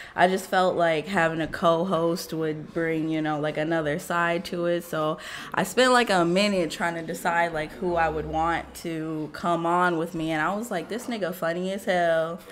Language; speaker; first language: English; native; English